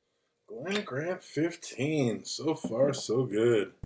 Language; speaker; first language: English; native; English